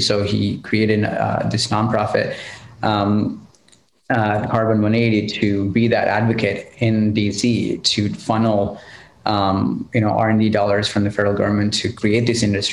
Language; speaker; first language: English; non-native, local second language; Telugu